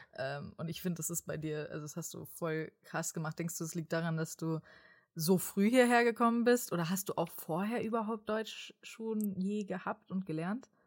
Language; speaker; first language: German; native; German